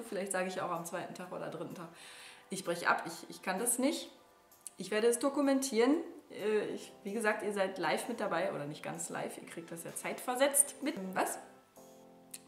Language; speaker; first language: German; native; German